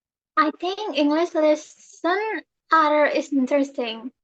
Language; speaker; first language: English; non-native, learner; Indonesian